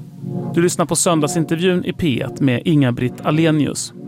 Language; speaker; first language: Swedish; native; Swedish